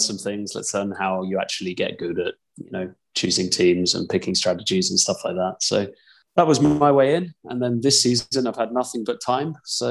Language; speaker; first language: English; native; English